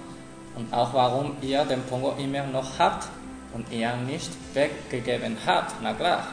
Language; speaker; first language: German; non-native, learner; Spanish